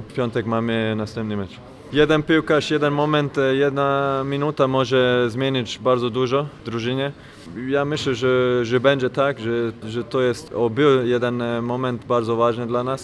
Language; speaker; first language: Polish; non-native, learner; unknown